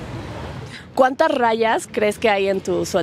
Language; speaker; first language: Spanish; native; Spanish